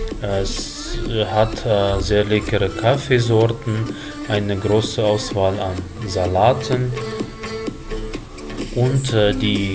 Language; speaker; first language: German; non-native, fluent; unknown